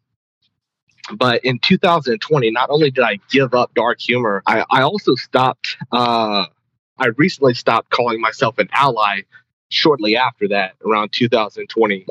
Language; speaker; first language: English; native; English